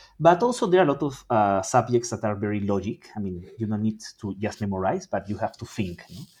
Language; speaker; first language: English; non-native, fluent; Spanish